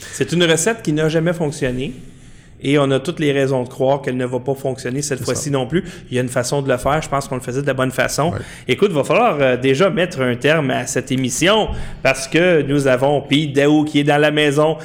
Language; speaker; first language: French; native; French